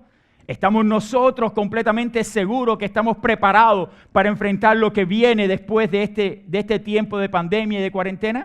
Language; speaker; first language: Spanish; native; Spanish